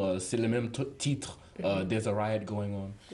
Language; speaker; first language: French; non-native, learner; English